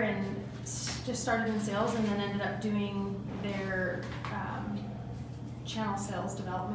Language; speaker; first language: English; native; English